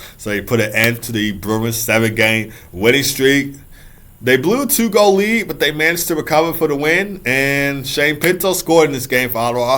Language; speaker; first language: English; native; English